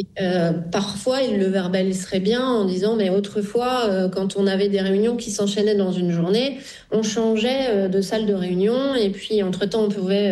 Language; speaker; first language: French; native; French